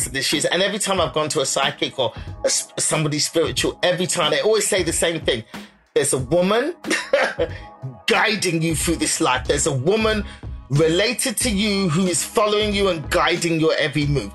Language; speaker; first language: English; native; English